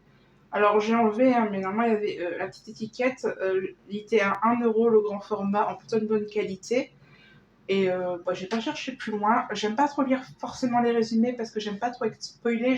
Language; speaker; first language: French; native; French